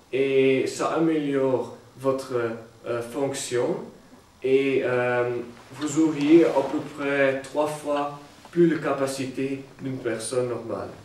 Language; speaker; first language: French; non-native, learner; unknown